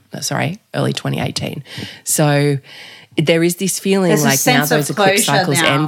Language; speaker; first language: English; native; English